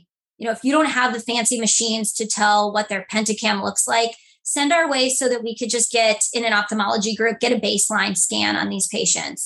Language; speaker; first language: English; native; English